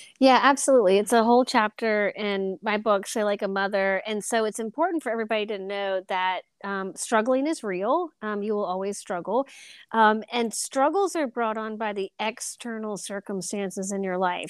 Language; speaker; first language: English; native; English